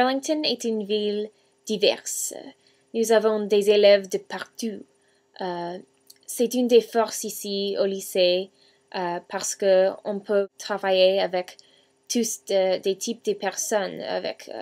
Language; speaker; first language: French; non-native, learner; English